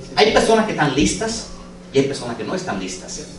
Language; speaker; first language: Spanish; non-native, fluent; English